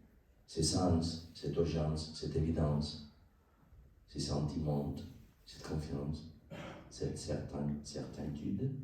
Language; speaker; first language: French; non-native, learner; Spanish